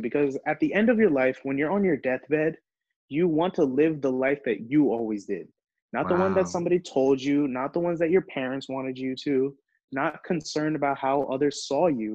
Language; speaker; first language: English; early bilingual, other home language; Hindi